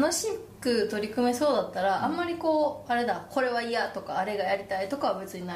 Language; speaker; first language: Japanese; native; Japanese